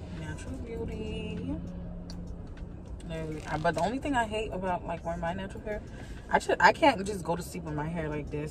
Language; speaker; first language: English; native; English